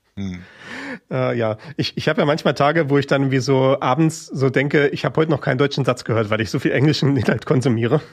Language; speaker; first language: German; native; German